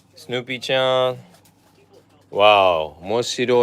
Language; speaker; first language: Japanese; non-native, learner; English